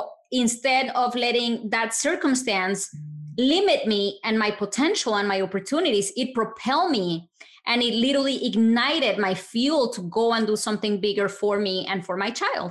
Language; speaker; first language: English; non-native, fluent; Spanish